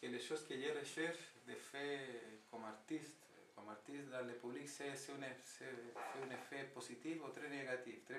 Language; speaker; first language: French; non-native, fluent; Spanish